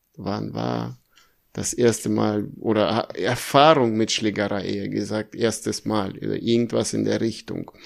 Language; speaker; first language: German; early bilingual, other home language; Russian